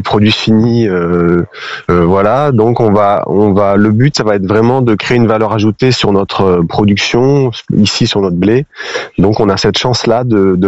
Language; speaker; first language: French; native; French